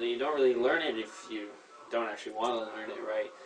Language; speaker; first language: English; native; English